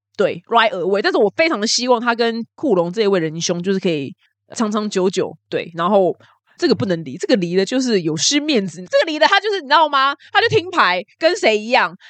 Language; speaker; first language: Chinese; native; Chinese